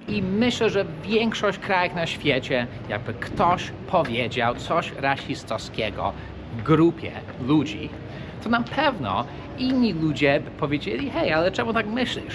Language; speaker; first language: Polish; early bilingual, heritage; English